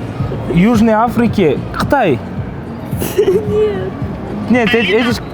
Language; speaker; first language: Russian; non-native, local second language; Kyrgyz